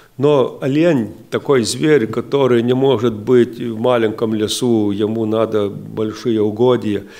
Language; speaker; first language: Russian; non-native, local second language; Lithuanian